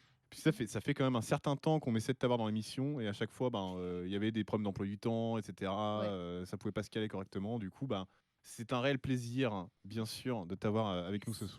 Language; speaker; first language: French; native; French